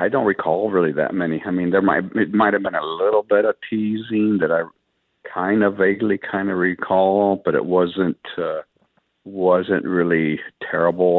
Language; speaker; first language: English; early bilingual, other home language; Spanish